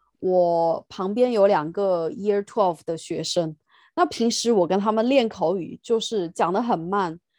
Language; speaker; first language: Chinese; native; Chinese